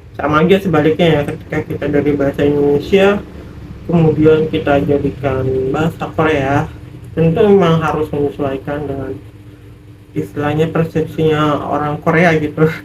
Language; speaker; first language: Indonesian; native; Indonesian